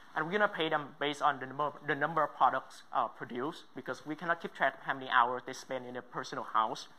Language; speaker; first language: English; non-native, fluent; Vietnamese